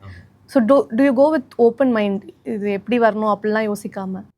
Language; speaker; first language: Tamil; native; Tamil